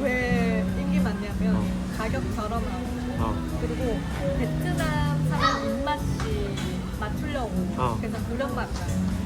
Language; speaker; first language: Korean; non-native, fluent; Vietnamese